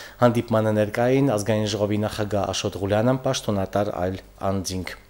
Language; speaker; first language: Armenian; native; Armenian